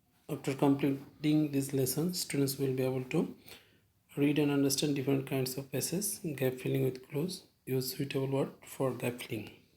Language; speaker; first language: English; non-native, local second language; Bangla